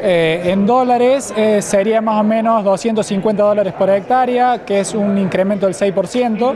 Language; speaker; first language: Spanish; native; Spanish